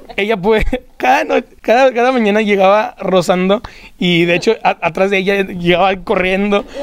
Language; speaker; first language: Spanish; early bilingual, heritage; Spanish